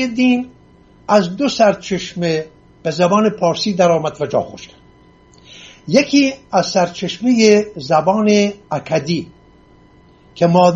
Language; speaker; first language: Persian; non-native, local second language; Assyrian Neo-Aramaic